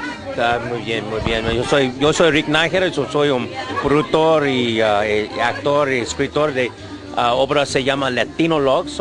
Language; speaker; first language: Spanish; non-native, learner; English